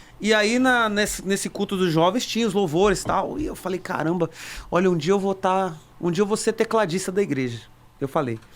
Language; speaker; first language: Portuguese; native; Portuguese